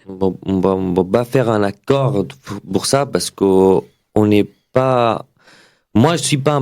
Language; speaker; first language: French; non-native, learner; Arabic